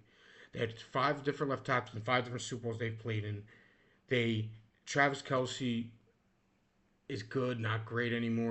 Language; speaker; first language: English; native; English